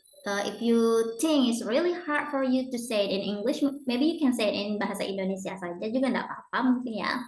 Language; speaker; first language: English; non-native, learner; Indonesian